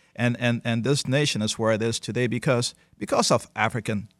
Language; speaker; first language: English; early bilingual, other home language; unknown